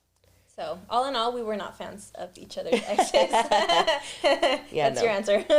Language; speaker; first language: English; native; English